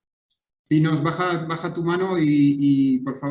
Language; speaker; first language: Spanish; native; Spanish